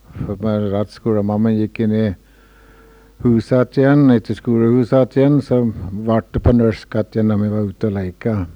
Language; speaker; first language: Norwegian; early bilingual, heritage; Norwegian